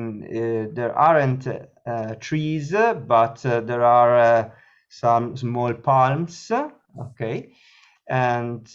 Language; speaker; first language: English; non-native, learner; Italian